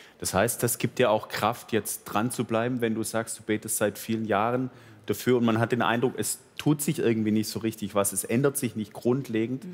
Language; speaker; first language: German; native; German